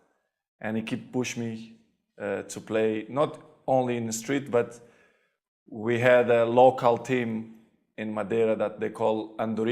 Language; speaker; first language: English; non-native, fluent; Portuguese